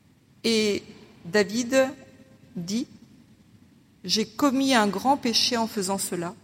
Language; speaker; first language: French; native; French